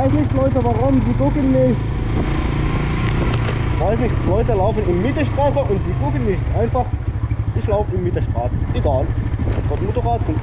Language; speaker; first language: German; non-native, learner; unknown